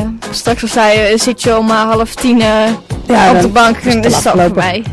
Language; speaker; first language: Dutch; native; Dutch